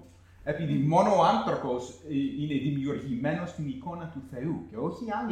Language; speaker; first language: Greek; non-native, fluent; English